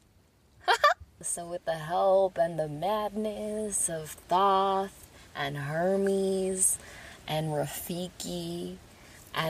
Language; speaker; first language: English; early bilingual, other home language; Spanish